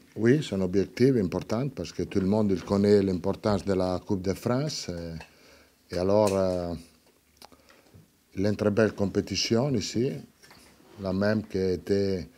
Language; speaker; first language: French; non-native, learner; Italian